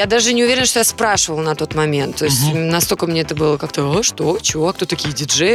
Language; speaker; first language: Russian; native; Russian